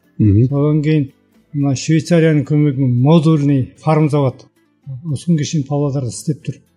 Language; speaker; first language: Kazakh; early bilingual, heritage; Kazakh